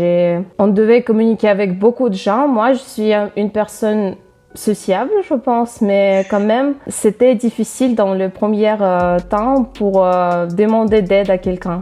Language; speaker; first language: French; non-native, fluent; Russian